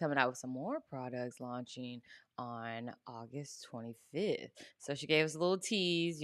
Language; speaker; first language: English; native; English